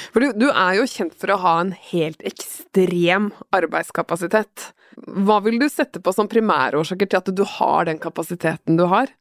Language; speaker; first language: Norwegian; native; Norwegian